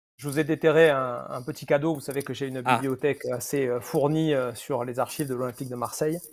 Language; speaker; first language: French; native; French